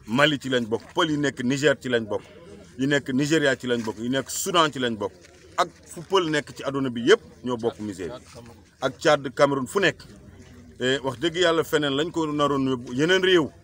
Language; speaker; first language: Wolof; non-native, local second language; Fula